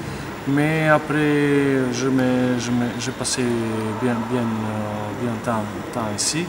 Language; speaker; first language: French; non-native, learner; Portuguese